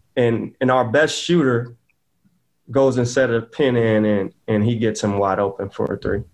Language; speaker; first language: English; native; English